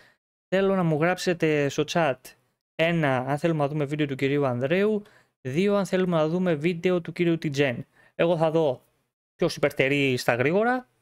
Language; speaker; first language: Greek; native; Greek